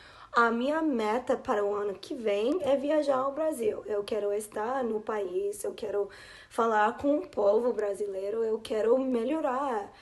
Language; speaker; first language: Portuguese; non-native, fluent; English